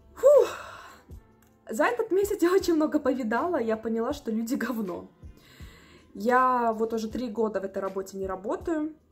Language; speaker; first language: Russian; native; Russian